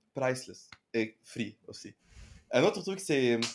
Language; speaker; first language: French; non-native, local second language; Arabic